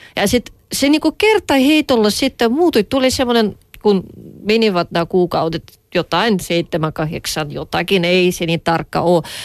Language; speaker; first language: Finnish; non-native, fluent; Russian